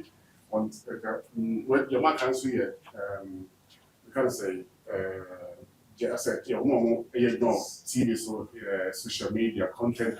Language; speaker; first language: German; early bilingual, other home language; Akan